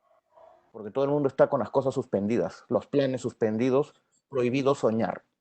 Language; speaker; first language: Spanish; native; Spanish